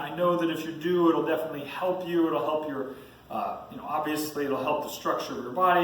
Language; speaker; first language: English; native; English